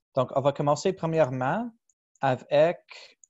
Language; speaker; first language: French; non-native, fluent; English